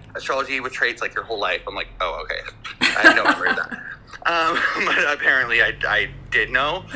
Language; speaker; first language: English; native; English